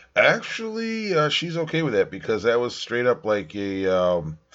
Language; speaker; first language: English; early bilingual, other home language; Italian